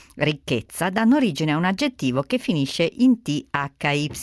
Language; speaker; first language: Italian; native; Italian